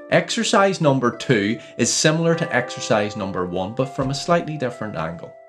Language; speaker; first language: English; native; English